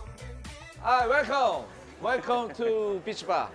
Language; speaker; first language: English; non-native, learner; Korean